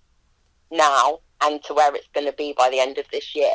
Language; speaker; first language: English; native; English